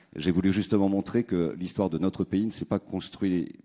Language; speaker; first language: French; native; French